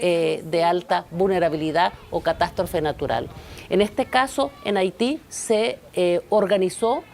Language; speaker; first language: Spanish; native; Spanish